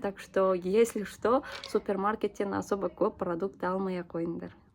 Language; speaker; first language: Russian; non-native, local second language; Kazakh